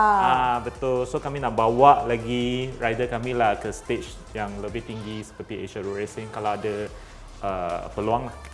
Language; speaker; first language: Malay; native; Malay